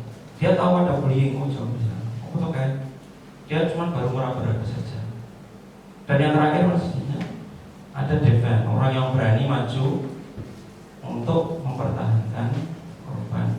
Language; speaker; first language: Indonesian; native; Indonesian